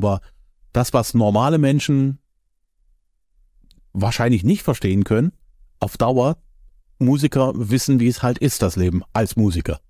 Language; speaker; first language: German; native; German